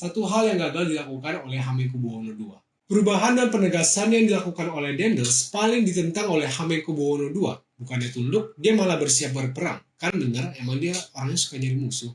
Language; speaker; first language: Indonesian; native; Indonesian